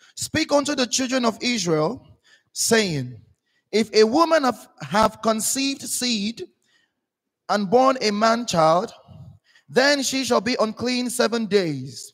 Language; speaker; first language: English; non-native, local second language; Igbo